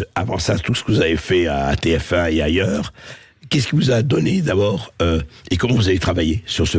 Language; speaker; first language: French; native; French